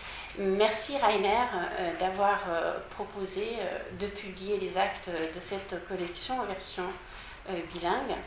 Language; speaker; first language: French; native; French